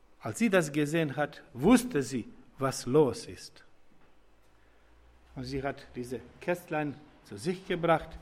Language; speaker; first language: German; non-native, learner; Croatian